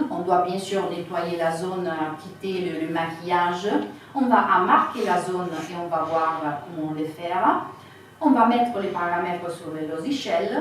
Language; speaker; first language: French; non-native, fluent; Italian